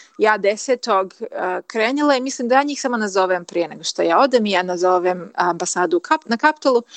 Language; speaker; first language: Croatian; early bilingual, heritage; Croatian